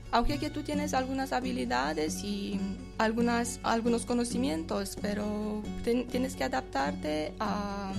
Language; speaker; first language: Spanish; non-native, fluent; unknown